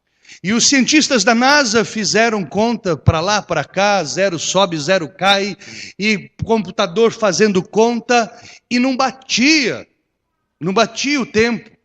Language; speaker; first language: Portuguese; native; Portuguese